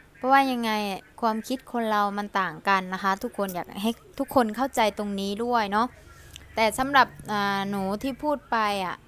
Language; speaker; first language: Thai; early bilingual, other home language; Lao